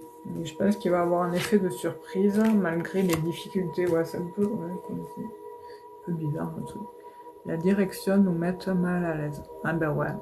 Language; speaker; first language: French; native; French